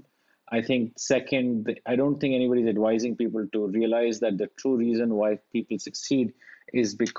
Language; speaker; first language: English; non-native, local second language; Hindi